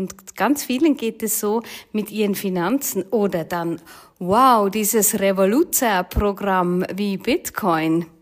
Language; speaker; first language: German; native; German